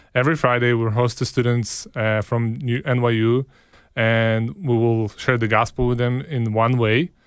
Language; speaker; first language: English; early bilingual, other home language; Hebrew